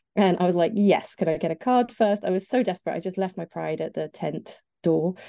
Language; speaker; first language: English; native; English